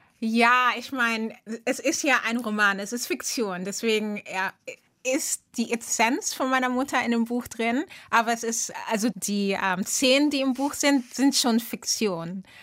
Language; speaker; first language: German; early bilingual, other home language; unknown